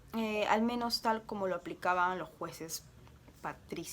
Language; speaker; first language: Spanish; native; Spanish